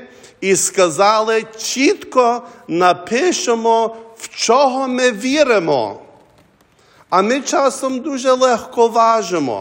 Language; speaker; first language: Ukrainian; early bilingual, heritage; Ukrainian